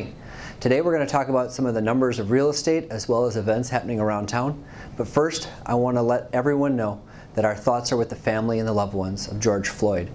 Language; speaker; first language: English; native; English